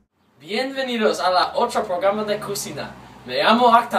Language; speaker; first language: Spanish; non-native, learner; English